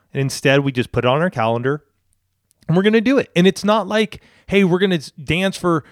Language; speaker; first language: English; native; English